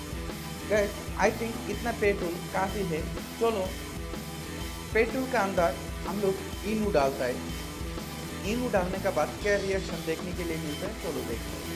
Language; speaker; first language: Hindi; non-native, learner; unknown